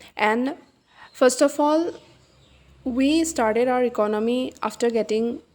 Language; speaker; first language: English; non-native, local second language; Assamese